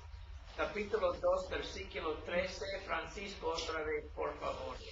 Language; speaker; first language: Spanish; non-native, learner; English